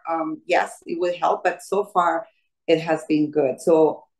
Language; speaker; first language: English; non-native, fluent; Spanish